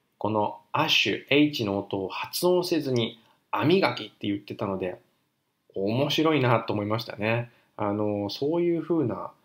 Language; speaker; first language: Japanese; native; Japanese